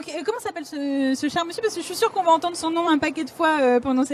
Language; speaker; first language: French; native; French